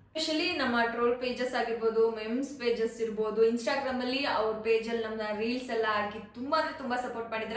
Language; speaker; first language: Kannada; native; Kannada